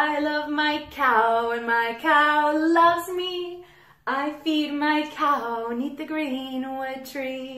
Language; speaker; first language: English; native; English